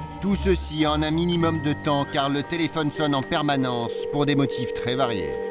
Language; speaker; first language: French; native; French